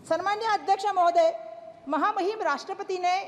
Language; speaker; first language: Hindi; non-native, local second language; Marathi